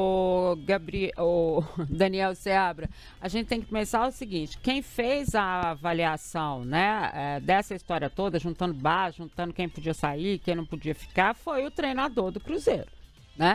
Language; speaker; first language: Portuguese; native; Portuguese